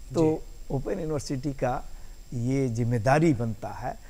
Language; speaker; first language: Hindi; native; Hindi